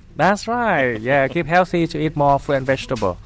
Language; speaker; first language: English; non-native, fluent; Vietnamese